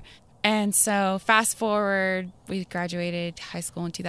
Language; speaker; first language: English; native; English